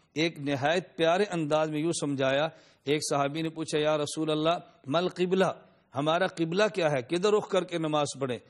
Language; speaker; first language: Urdu; non-native, local second language; Punjabi